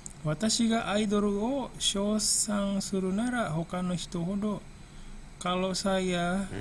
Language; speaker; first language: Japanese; non-native, fluent; Indonesian